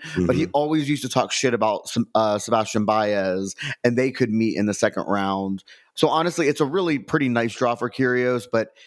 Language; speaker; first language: English; native; English